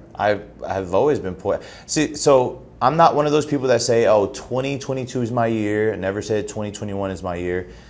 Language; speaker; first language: English; native; English